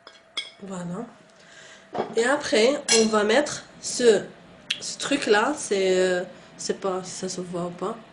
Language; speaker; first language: French; non-native, local second language; Arabic